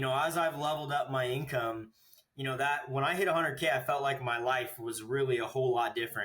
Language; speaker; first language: English; native; English